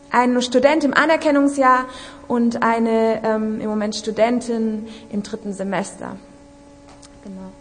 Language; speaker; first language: German; native; German